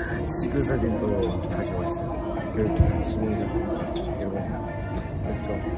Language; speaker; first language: Korean; non-native, learner; Thai